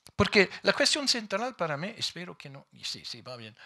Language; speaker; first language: Spanish; non-native, fluent; English